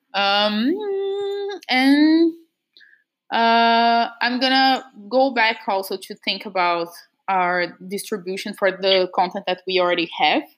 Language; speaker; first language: English; non-native, fluent; Portuguese